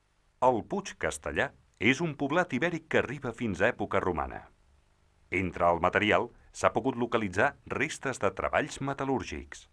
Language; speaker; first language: Catalan; native; Catalan